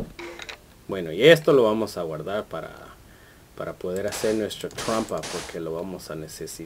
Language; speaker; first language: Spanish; early bilingual, heritage; Spanish